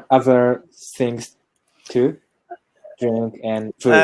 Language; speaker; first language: English; non-native, learner; Japanese